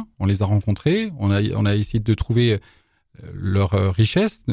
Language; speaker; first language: French; native; French